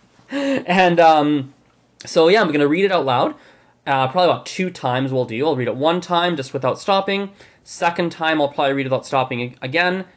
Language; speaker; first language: English; native; English